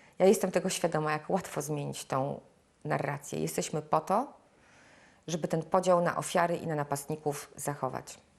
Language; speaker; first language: Polish; native; Polish